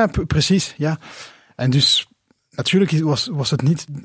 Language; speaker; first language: Dutch; non-native, local second language; French